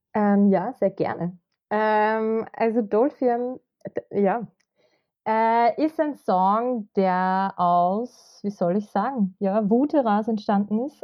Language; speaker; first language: German; native; German